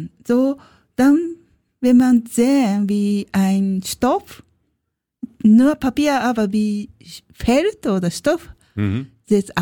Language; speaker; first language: German; non-native, learner; Japanese